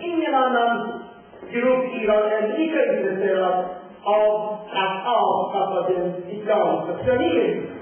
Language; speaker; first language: Swedish; non-native, fluent; Persian